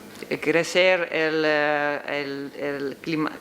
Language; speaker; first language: Spanish; non-native, learner; Dutch